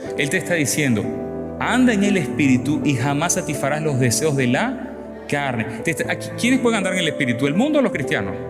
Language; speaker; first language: Spanish; native; Spanish